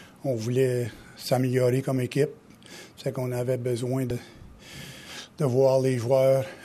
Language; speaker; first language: French; native; French